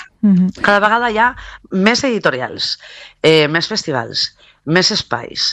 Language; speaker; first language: Catalan; non-native, local second language; Spanish